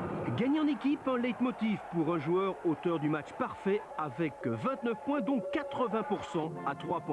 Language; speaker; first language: French; native; French